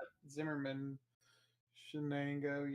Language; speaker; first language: English; native; English